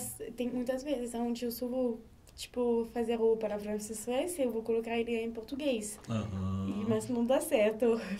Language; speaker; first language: Portuguese; non-native, learner; French